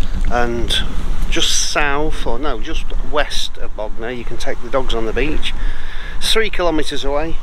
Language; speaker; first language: English; native; English